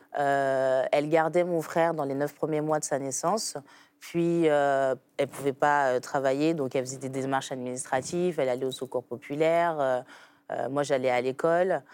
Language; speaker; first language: French; early bilingual, other home language; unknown